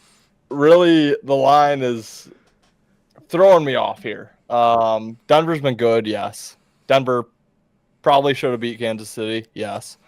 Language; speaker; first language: English; native; English